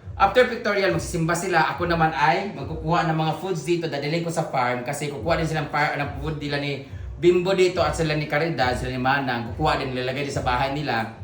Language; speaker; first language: Filipino; non-native, local second language; Cebuano